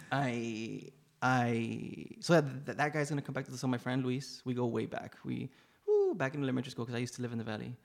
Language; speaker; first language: English; native; English